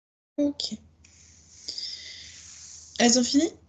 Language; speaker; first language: French; native; French